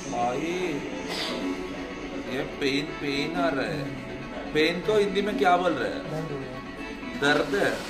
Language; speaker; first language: Hindi; non-native, local second language; Malayalam